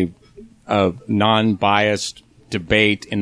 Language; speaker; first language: English; native; English